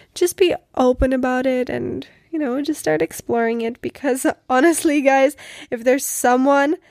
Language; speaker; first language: English; non-native, fluent; Czech